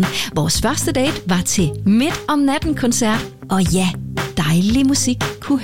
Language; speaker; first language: Danish; native; Danish